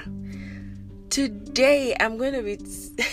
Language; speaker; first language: English; non-native, local second language; Yoruba